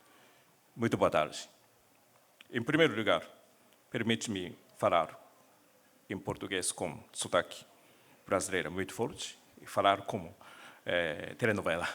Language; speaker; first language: Portuguese; non-native, learner; Japanese